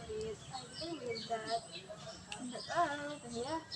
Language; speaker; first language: English; non-native, learner; Indonesian